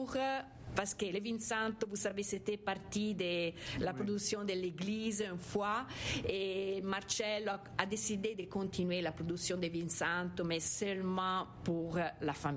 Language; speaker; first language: French; non-native, fluent; Italian